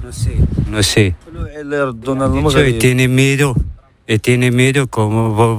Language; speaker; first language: Spanish; non-native, learner; Arabic